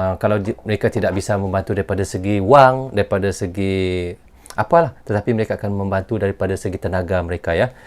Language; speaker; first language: Malay; native; Malay